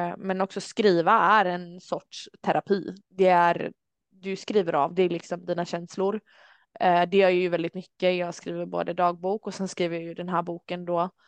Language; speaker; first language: Swedish; early bilingual, other home language; Albanian